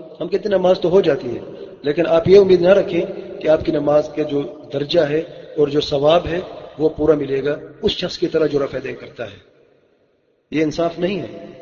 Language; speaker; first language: Urdu; non-native, local second language; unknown